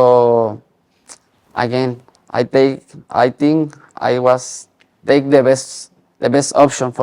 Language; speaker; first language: English; non-native, learner; Spanish